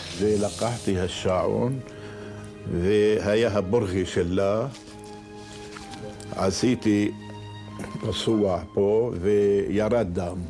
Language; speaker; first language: Hebrew; non-native, fluent; Arabic